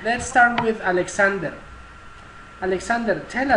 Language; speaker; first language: English; non-native, fluent; Spanish